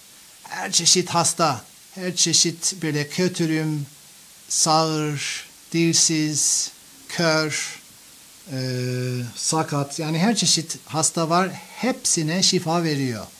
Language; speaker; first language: Turkish; non-native, fluent; English